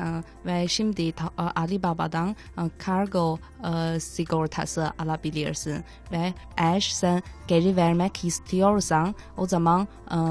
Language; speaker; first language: Turkish; non-native, fluent; Chinese